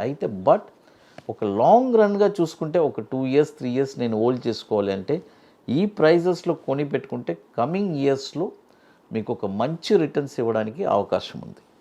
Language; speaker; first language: Telugu; native; Telugu